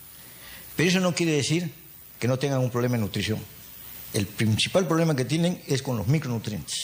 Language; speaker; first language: Spanish; native; Spanish